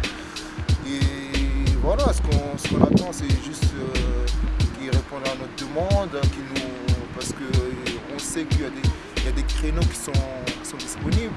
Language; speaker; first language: French; native; French